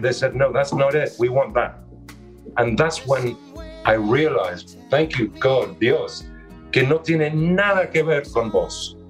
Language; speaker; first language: English; early bilingual, other home language; Spanish